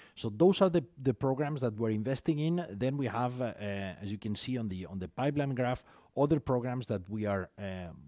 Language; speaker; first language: English; non-native, fluent; Spanish